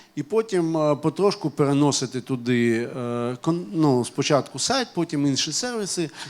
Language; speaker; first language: Ukrainian; non-native, local second language; Russian